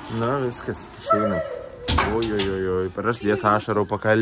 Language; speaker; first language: Lithuanian; native; Lithuanian